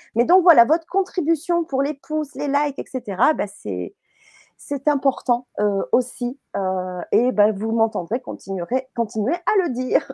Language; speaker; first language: French; native; French